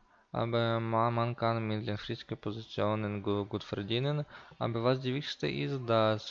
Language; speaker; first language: German; non-native, learner; Russian